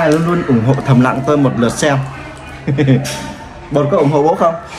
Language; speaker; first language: Vietnamese; native; Vietnamese